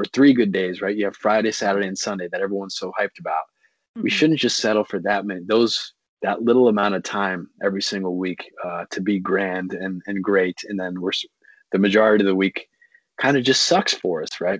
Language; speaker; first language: English; native; English